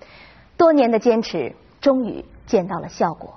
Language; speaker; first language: Chinese; native; Chinese